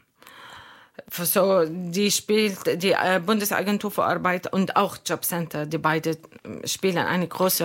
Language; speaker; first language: German; non-native, fluent; Arabic